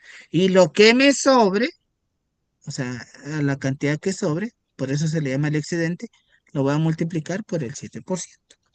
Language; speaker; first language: Spanish; native; Spanish